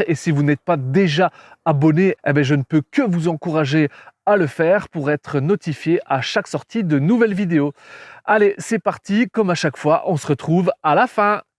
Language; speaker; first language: French; native; French